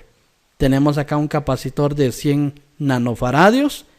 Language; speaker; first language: Spanish; native; Spanish